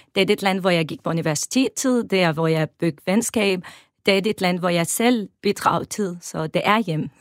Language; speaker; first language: Danish; non-native, fluent; Arabic